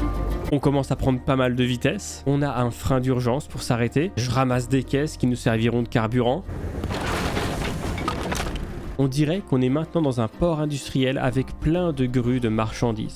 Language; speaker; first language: French; native; French